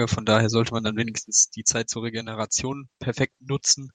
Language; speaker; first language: German; native; German